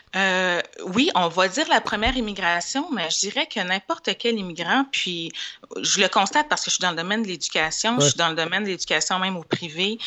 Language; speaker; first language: French; native; French